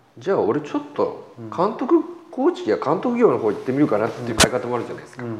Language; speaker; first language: Japanese; native; Japanese